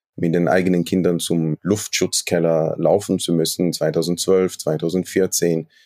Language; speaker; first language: German; non-native, fluent; Hebrew